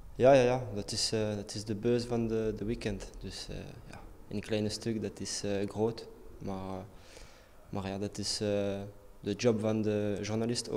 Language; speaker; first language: Dutch; non-native, learner; French